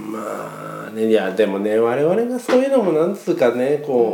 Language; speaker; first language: Japanese; native; Japanese